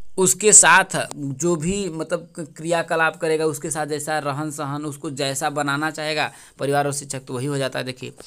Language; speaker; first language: Hindi; native; Hindi